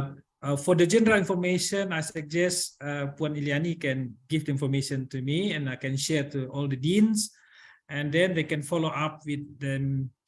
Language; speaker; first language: English; non-native, learner; Indonesian